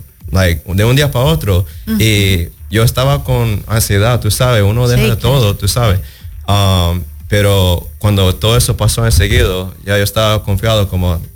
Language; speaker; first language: Spanish; early bilingual, heritage; Spanish